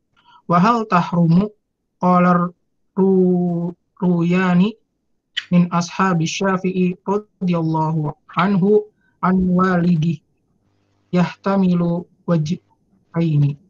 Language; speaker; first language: Arabic; non-native, learner; Indonesian